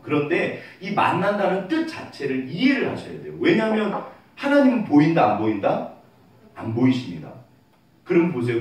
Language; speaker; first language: Korean; native; Korean